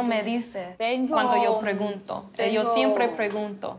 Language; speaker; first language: Spanish; non-native, learner; English